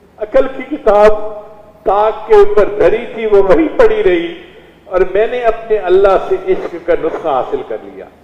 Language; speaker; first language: Urdu; non-native, local second language; Saraiki